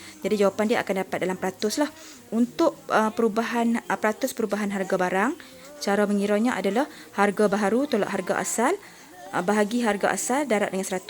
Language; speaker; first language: Malay; native; Malay